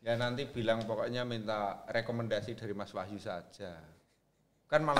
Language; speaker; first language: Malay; non-native, local second language; Javanese